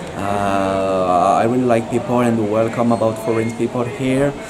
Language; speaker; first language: English; non-native, learner; French